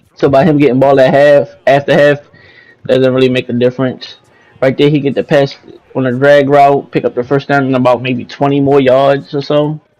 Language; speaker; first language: English; native; English